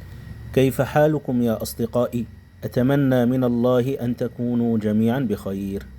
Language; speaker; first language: Arabic; non-native, fluent; Indonesian